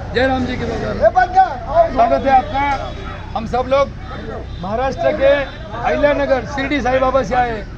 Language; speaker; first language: Hindi; non-native, local second language; Marathi